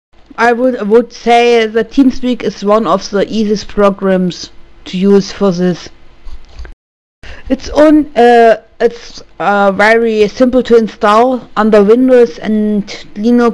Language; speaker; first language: English; non-native, learner; German